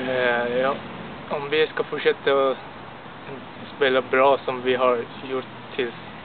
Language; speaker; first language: Swedish; non-native, fluent; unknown